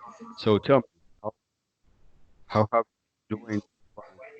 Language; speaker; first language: English; non-native, fluent; Spanish